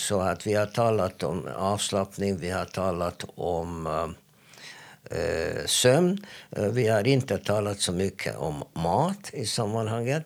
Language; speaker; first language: Swedish; non-native, fluent; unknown